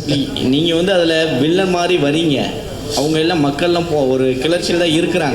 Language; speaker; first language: Tamil; native; Tamil